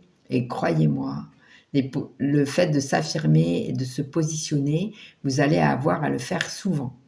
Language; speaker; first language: French; native; French